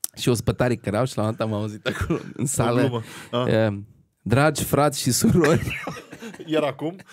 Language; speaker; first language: Romanian; native; Romanian